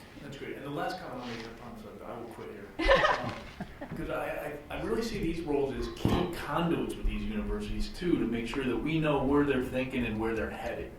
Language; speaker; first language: English; native; English